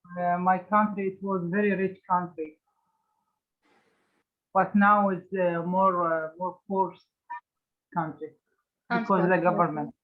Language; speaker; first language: English; non-native, learner; Arabic